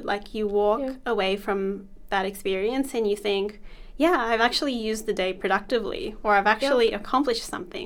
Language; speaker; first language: English; native; English